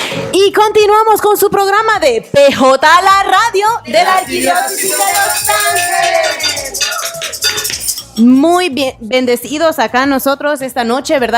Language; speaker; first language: Spanish; native; Spanish